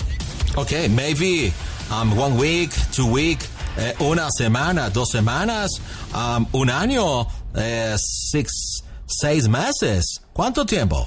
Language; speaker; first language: Spanish; non-native, fluent; English